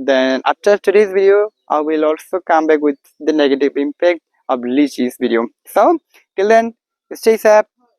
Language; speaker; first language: English; non-native, local second language; Bangla